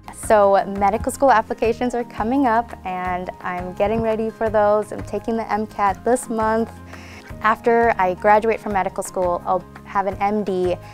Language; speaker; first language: English; native; English